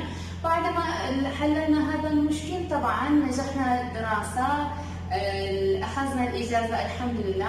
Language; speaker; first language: Arabic; non-native, learner; Turkish